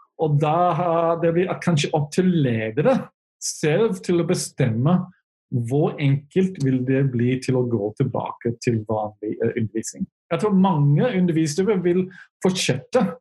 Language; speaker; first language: Norwegian; non-native, fluent; English